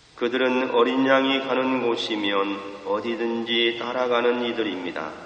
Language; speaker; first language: Korean; native; Korean